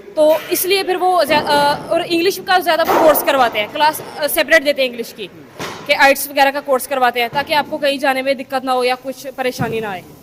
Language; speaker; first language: Urdu; non-native, local second language; Punjabi